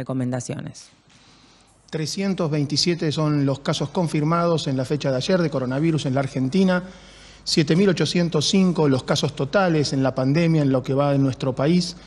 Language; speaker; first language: Spanish; native; Spanish